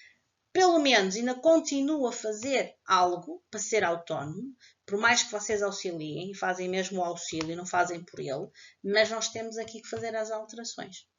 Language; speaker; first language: Portuguese; native; Portuguese